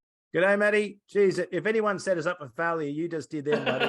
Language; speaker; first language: English; native; English